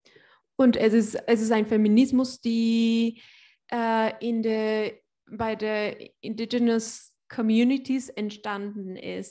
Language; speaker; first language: German; non-native, learner; Spanish